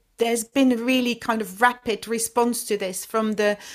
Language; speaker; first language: English; non-native, fluent; Dutch